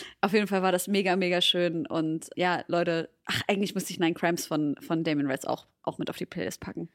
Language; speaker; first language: German; native; German